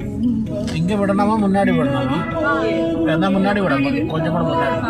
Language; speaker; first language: Tamil; non-native, local second language; Malayalam